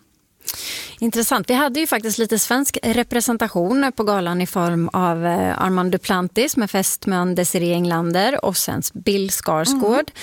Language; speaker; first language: Swedish; native; Swedish